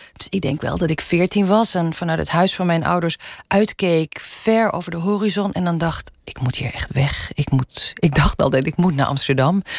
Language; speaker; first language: Dutch; non-native, local second language; Limburgish